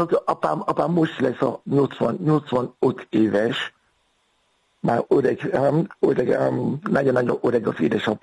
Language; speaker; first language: Hungarian; non-native, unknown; Yoruba